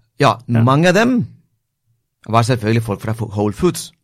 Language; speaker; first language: Norwegian; non-native, fluent; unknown